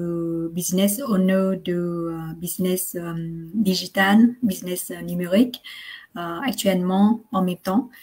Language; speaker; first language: French; non-native, fluent; Vietnamese